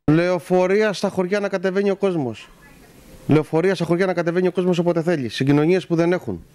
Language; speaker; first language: Greek; native; Greek